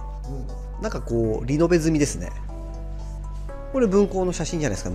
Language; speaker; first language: Japanese; native; Japanese